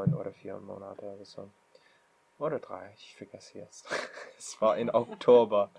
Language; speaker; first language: German; non-native, learner; English